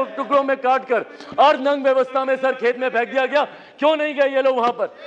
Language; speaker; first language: Hindi; native; Hindi